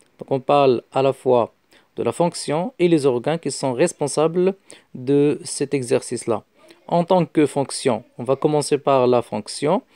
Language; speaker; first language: French; non-native, local second language; Arabic